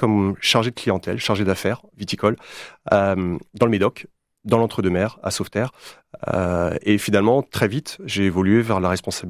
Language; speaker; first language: French; native; French